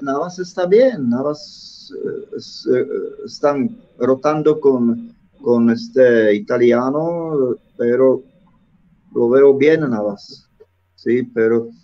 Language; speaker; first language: Spanish; non-native, fluent; Czech